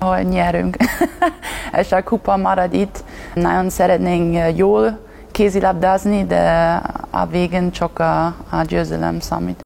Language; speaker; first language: Hungarian; non-native, learner; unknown